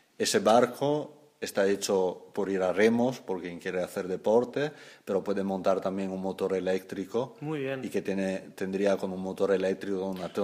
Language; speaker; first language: Spanish; non-native, fluent; Italian